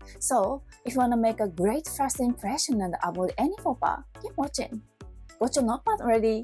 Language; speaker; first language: English; non-native, fluent; Japanese